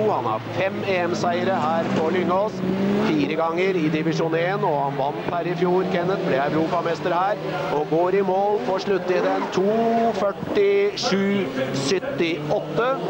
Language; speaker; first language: Norwegian; native; Norwegian